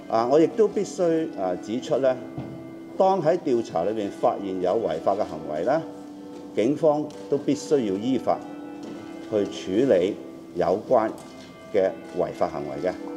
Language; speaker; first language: Cantonese; native; Cantonese